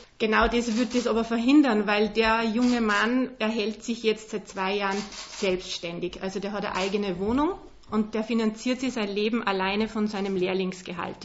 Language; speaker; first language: German; native; German